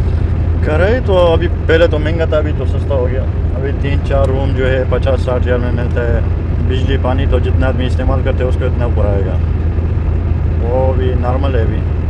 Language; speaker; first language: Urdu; non-native, local second language; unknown